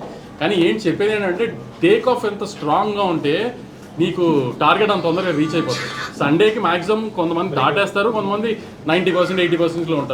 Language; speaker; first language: Telugu; native; Telugu